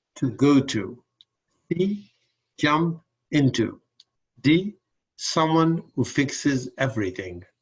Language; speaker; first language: English; non-native, fluent; Persian